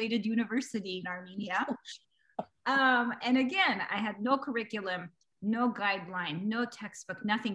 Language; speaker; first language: English; early bilingual, other home language; Armenian